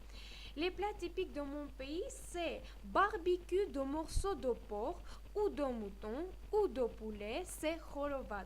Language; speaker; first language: French; non-native, fluent; Armenian